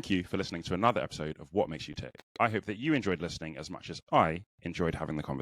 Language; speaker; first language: English; native; English